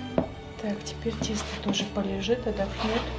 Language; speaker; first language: Russian; native; Russian